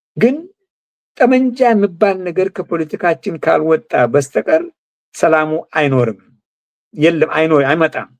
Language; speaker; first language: Amharic; non-native, local second language; Oromo